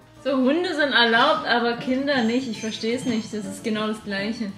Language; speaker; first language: German; native; German